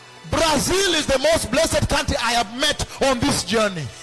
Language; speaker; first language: English; non-native, local second language; Luo (Kenya and Tanzania)